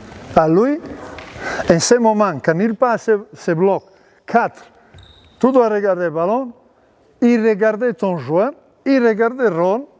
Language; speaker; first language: French; non-native, learner; Serbian